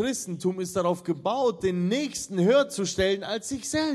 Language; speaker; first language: German; non-native, fluent; Russian